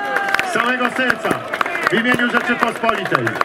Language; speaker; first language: Polish; native; Polish